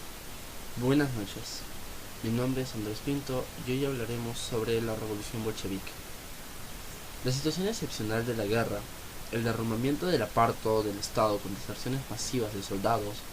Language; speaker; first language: Spanish; native; Spanish